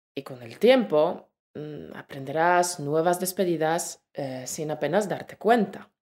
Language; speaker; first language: Spanish; native; Spanish